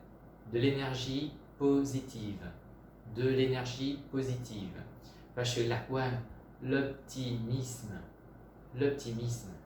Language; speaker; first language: French; non-native, fluent; Vietnamese